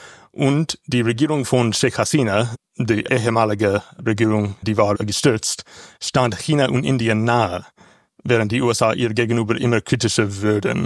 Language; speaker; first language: German; non-native, learner; English